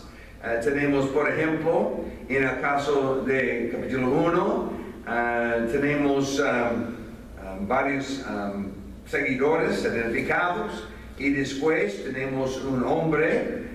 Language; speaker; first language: Spanish; non-native, fluent; English